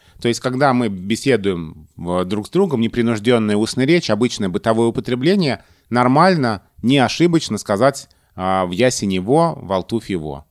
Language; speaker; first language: Russian; native; Russian